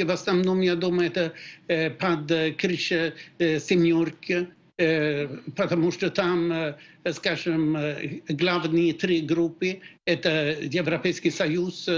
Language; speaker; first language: Russian; non-native, fluent; Swedish